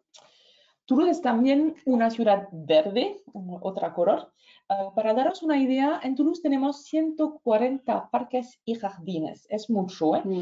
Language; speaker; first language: Spanish; non-native, fluent; French